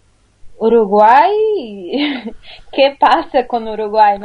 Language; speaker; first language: Spanish; non-native, learner; Portuguese